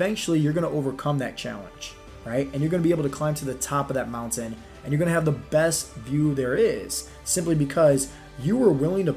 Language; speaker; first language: English; native; English